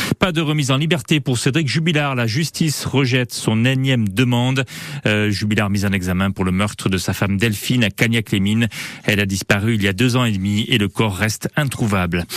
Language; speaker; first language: French; native; French